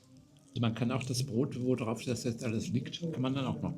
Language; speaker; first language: German; native; German